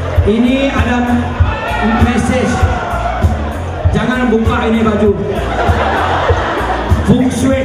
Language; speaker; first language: Malay; native; Malay